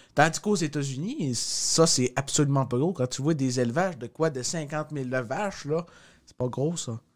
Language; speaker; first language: French; native; French